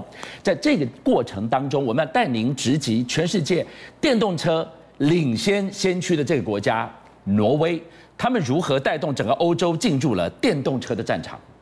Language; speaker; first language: Chinese; native; Chinese